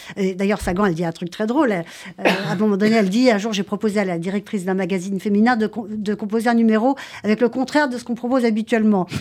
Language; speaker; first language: French; native; French